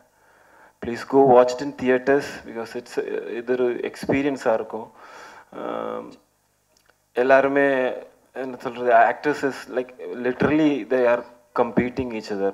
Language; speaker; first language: Tamil; non-native, learner; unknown